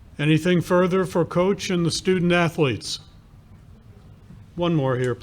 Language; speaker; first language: English; native; English